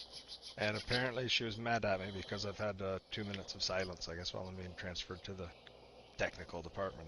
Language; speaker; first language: English; native; English